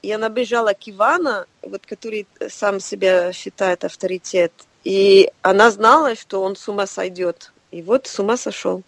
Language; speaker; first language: Russian; non-native, fluent; French